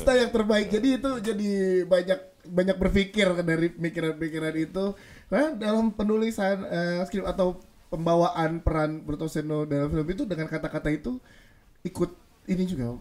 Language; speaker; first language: Indonesian; native; Indonesian